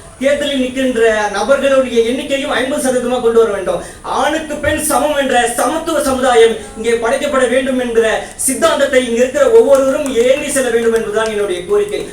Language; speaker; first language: Tamil; native; Tamil